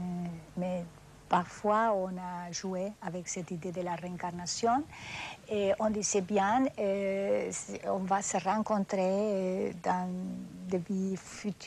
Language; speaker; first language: French; non-native, fluent; Spanish